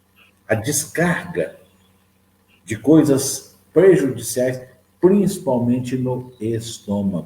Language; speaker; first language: Portuguese; native; Portuguese